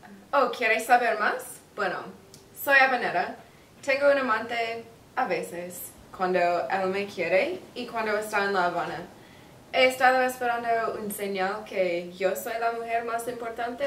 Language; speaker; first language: Spanish; non-native, learner; English